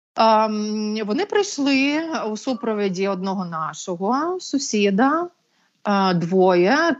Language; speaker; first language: Ukrainian; native; Ukrainian